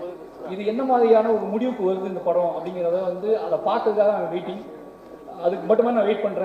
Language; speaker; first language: Tamil; native; Tamil